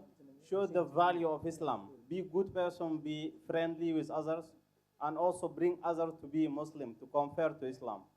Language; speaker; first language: English; non-native, fluent; Arabic